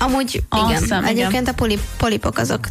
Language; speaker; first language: Hungarian; native; Hungarian